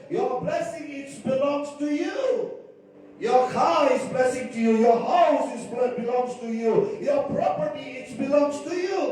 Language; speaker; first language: English; non-native, local second language; Tamil